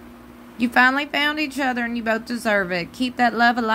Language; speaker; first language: English; native; English